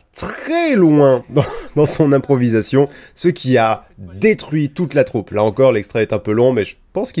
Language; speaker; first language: French; native; French